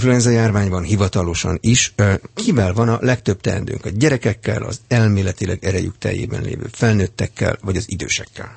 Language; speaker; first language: Hungarian; native; Hungarian